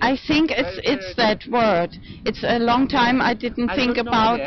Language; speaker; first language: English; non-native, fluent; German